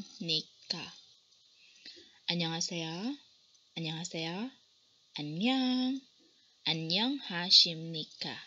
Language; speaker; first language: Korean; non-native, learner; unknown